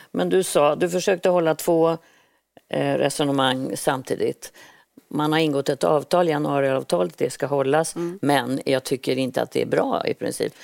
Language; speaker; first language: Swedish; native; Swedish